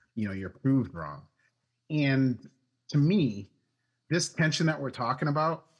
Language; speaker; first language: English; native; English